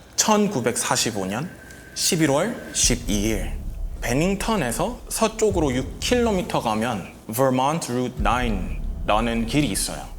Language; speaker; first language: Korean; non-native, fluent; English